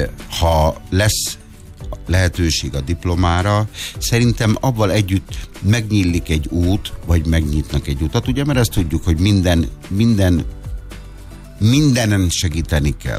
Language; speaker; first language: Hungarian; native; Hungarian